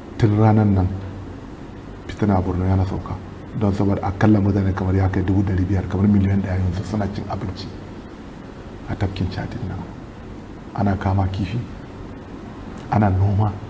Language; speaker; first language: Hausa; non-native, local second language; Kanuri